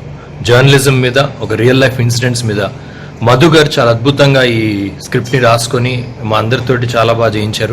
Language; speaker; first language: Telugu; native; Telugu